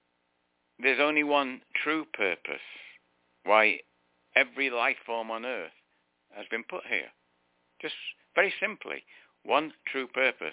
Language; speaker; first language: English; native; English